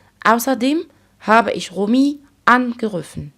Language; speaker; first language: German; non-native, fluent; Arabic